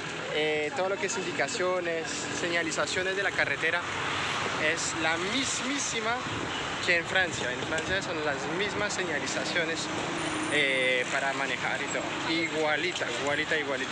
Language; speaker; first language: Spanish; non-native, fluent; French